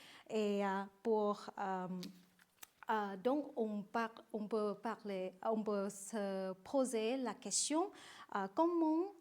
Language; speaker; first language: French; non-native, learner; Vietnamese